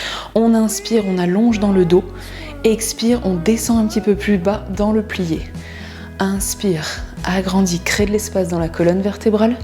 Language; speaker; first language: French; native; French